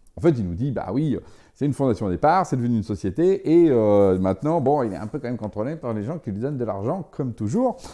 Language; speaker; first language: French; native; French